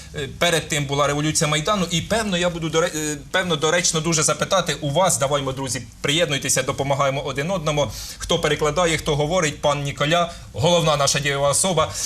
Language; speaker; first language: Ukrainian; native; Ukrainian